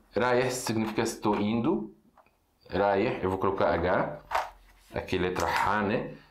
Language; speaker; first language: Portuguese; non-native, fluent; Arabic